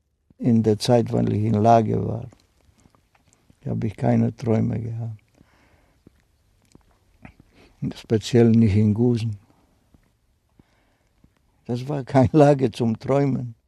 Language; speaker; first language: German; non-native, fluent; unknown